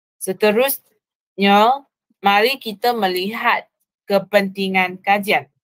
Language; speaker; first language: Malay; non-native, local second language; Chinese